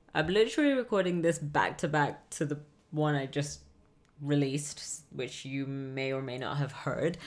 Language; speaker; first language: English; native; English